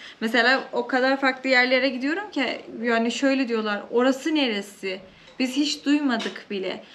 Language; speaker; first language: Turkish; native; Turkish